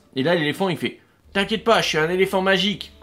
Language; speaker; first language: French; native; French